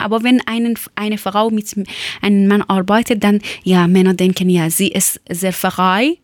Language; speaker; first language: German; non-native, fluent; Persian